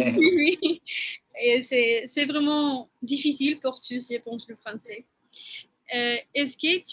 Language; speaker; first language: French; non-native, fluent; Spanish